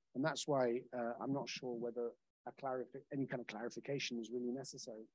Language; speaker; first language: English; native; English